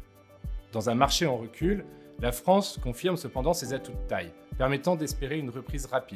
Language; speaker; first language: French; native; French